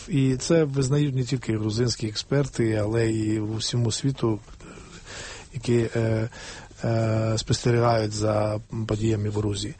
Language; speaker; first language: Ukrainian; non-native, fluent; Georgian